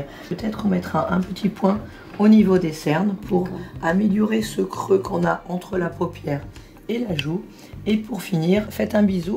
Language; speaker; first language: French; native; French